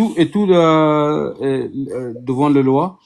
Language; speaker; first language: French; non-native, learner; Arabic